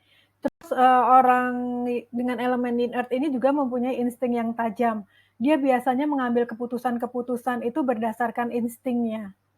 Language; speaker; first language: Indonesian; native; Indonesian